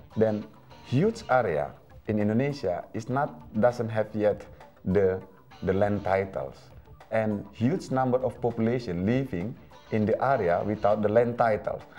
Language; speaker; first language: English; non-native, fluent; Indonesian